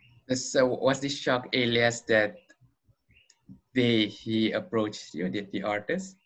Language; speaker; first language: English; non-native, fluent; Dutch